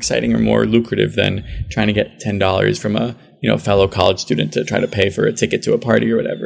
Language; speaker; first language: English; native; English